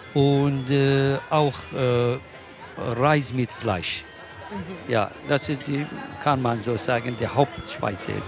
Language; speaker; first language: German; non-native, local second language; Kurdish